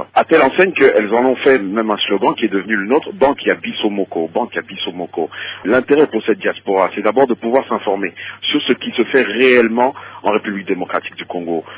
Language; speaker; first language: French; non-native, local second language; Lingala